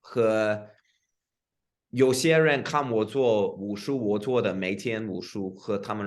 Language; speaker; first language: Chinese; non-native, fluent; English